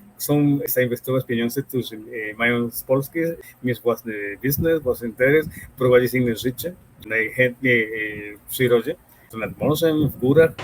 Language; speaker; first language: Polish; non-native, fluent; Spanish